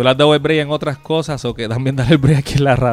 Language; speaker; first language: Spanish; native; Spanish